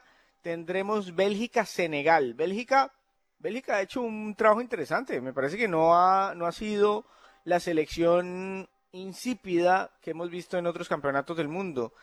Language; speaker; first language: Spanish; native; Spanish